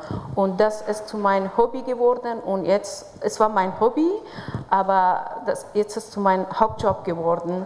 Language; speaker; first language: German; non-native, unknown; Persian